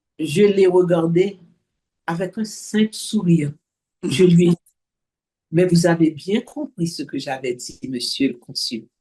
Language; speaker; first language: French; non-native, local second language; Haitian Creole